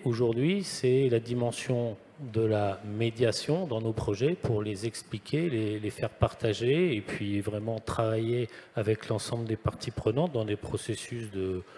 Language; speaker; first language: French; native; French